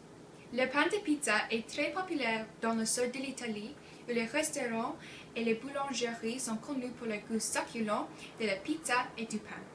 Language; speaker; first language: French; non-native, learner; English